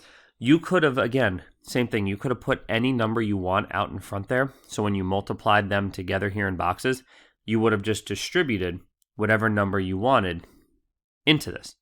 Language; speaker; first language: English; native; English